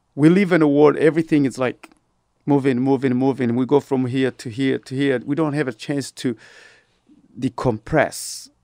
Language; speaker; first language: English; non-native, fluent; Rundi